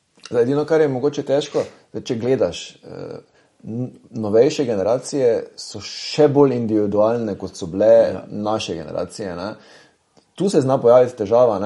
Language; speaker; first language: Slovenian; native; Slovenian